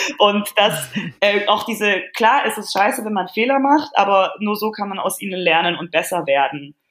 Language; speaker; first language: German; early bilingual, other home language; Polish